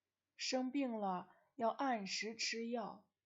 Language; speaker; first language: Chinese; non-native, fluent; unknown